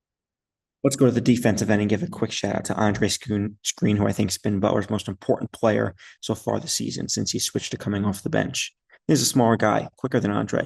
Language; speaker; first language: English; native; English